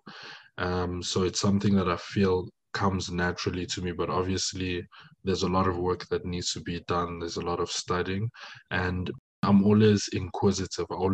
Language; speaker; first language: English; non-native, local second language; French